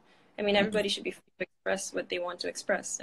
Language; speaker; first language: English; non-native, local second language; Fula